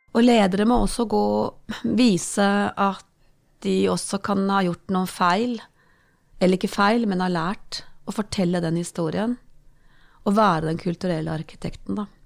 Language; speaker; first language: Norwegian; native; Norwegian